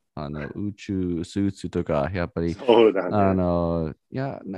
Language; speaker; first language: Japanese; non-native, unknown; English